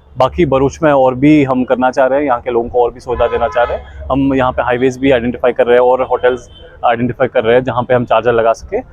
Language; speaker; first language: Hindi; native; Hindi